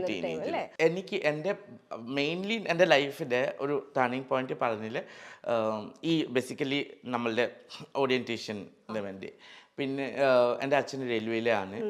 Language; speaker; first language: Malayalam; non-native, learner; Assamese